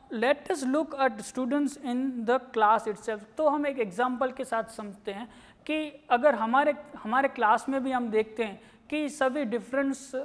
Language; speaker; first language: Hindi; non-native, local second language; Gujarati